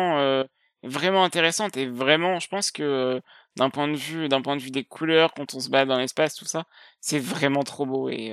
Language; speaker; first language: French; native; French